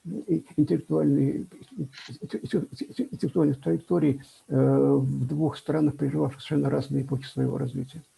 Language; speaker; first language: Russian; native; Russian